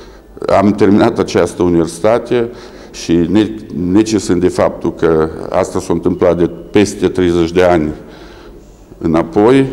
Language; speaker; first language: Romanian; early bilingual, heritage; Romanian